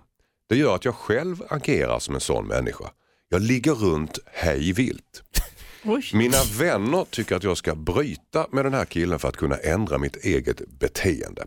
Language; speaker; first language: Swedish; native; Swedish